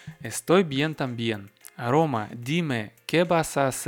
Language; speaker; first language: Spanish; non-native, learner; Russian